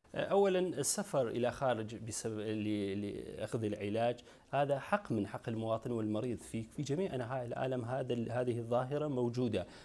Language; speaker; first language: Arabic; non-native, local second language; Kurdish